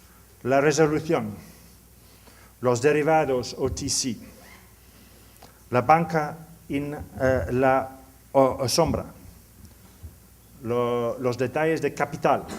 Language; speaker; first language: Spanish; non-native, learner; English